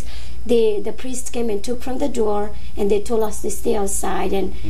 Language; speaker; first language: English; non-native, local second language; Nepali